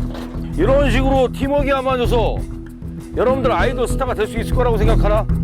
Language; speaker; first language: Korean; native; Korean